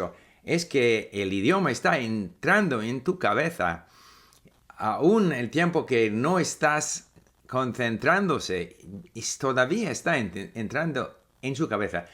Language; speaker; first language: Spanish; non-native, fluent; English